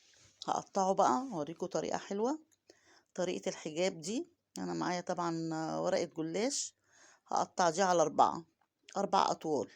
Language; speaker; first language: Arabic; native; Arabic